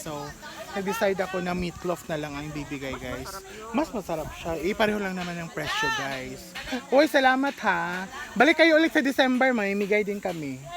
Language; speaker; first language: Filipino; native; Filipino